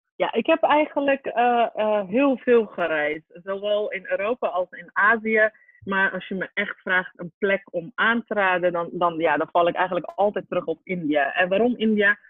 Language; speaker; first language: Dutch; early bilingual, other home language; Persian